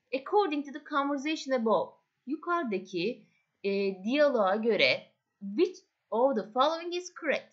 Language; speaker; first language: English; non-native, fluent; Turkish